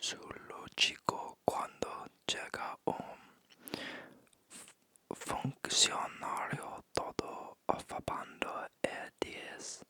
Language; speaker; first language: Portuguese; non-native, learner; English